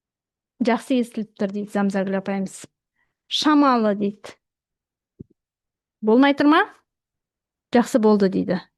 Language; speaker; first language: Kazakh; native; Kazakh